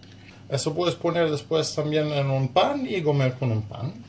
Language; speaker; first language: Spanish; non-native, learner; German